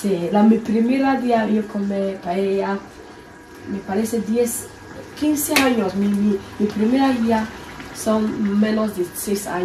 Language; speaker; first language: Spanish; non-native, learner; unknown